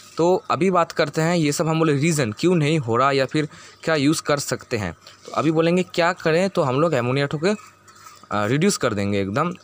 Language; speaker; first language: Hindi; non-native, local second language; Bangla